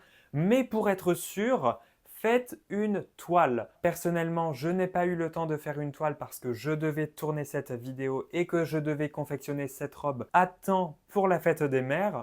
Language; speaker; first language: French; native; French